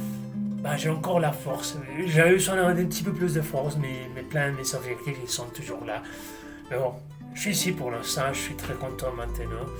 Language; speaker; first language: French; non-native, fluent; Spanish